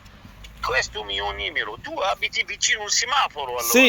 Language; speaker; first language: Italian; non-native, learner; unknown